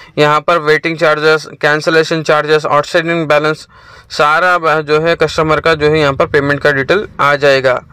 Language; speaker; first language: Hindi; native; Hindi